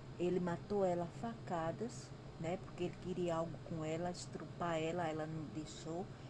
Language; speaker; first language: Portuguese; native; Portuguese